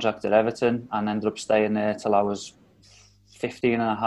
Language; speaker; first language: English; native; English